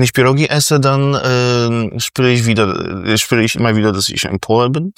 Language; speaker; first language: German; non-native, fluent; Polish